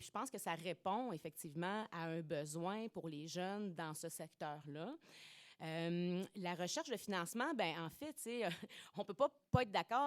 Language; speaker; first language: French; native; French